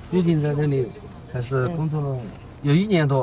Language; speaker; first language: Chinese; native; Chinese